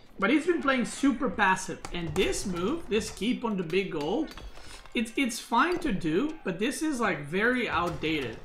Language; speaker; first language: English; non-native, fluent; Serbian